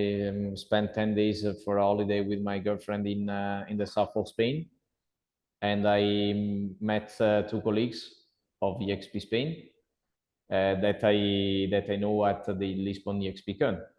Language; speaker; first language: English; non-native, learner; Italian